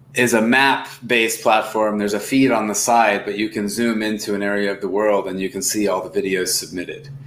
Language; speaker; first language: English; native; English